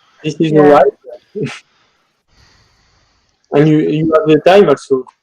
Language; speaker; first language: English; non-native, learner; French